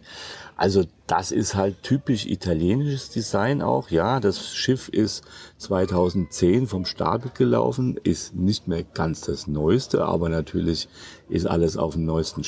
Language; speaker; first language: German; native; German